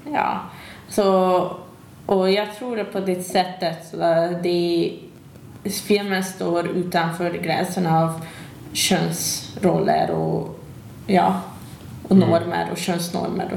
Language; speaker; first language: Swedish; non-native, learner; Hungarian